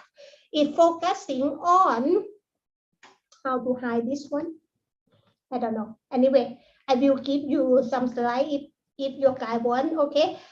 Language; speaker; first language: English; non-native, learner; Thai